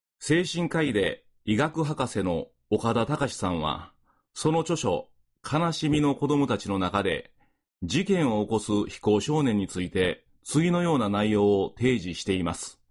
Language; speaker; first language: Japanese; native; Japanese